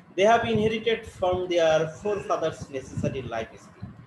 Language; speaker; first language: English; non-native, local second language; Bangla